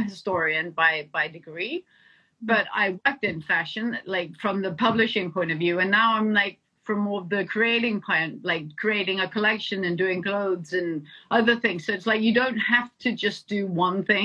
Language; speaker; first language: English; non-native, fluent; Danish